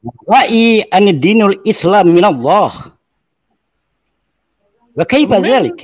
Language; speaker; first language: Arabic; non-native, learner; Indonesian